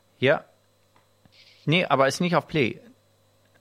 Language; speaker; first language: German; native; German